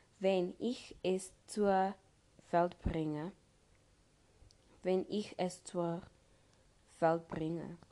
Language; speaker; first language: German; non-native, learner; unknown